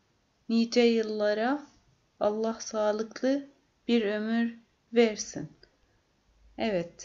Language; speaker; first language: Turkish; non-native, fluent; Arabic